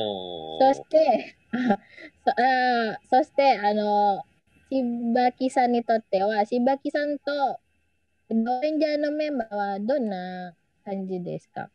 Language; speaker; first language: Japanese; non-native, learner; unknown